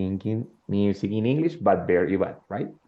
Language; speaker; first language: English; non-native, fluent; Spanish